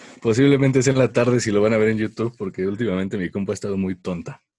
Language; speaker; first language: Spanish; native; Spanish